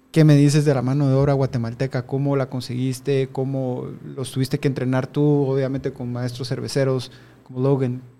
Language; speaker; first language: Spanish; native; Spanish